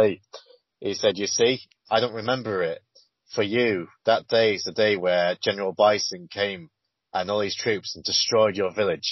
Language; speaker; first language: English; native; English